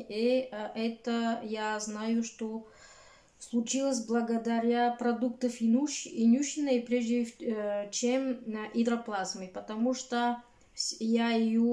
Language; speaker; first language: Russian; non-native, learner; Bulgarian